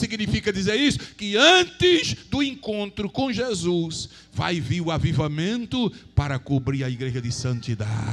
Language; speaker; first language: Portuguese; native; Portuguese